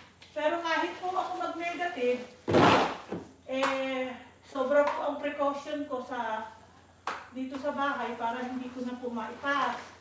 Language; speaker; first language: Filipino; native; Filipino